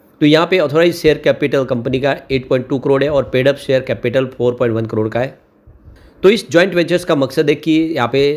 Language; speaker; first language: Hindi; native; Hindi